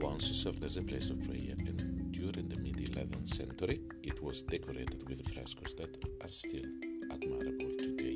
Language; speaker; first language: English; non-native, fluent; Italian